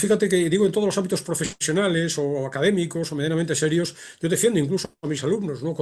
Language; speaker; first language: Spanish; native; Spanish